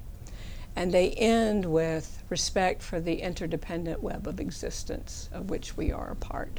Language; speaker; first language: English; native; English